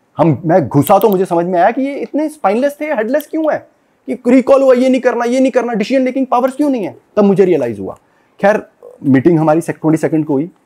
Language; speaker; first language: Hindi; non-native, local second language; Punjabi